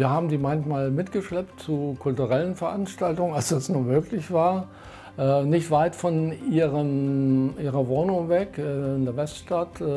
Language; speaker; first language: German; native; German